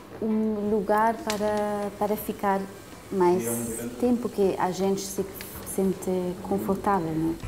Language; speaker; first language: Portuguese; non-native, learner; German